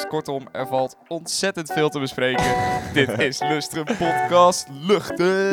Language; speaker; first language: Dutch; native; Dutch